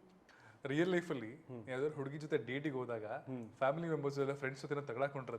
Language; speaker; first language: Kannada; native; Kannada